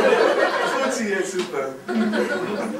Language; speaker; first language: Czech; non-native, learner; English